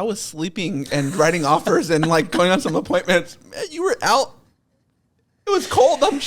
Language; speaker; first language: English; native; English